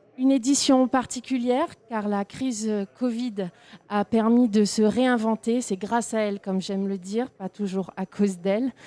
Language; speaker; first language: French; native; French